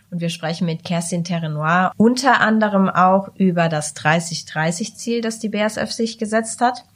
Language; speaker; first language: German; native; German